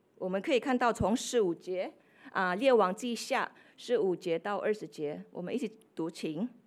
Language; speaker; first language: Chinese; non-native, fluent; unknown